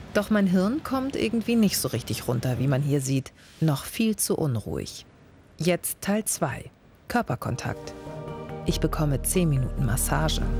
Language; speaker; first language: German; early bilingual, other home language; Greek